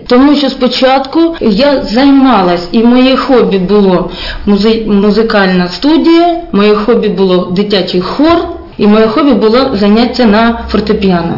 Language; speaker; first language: Ukrainian; native; Ukrainian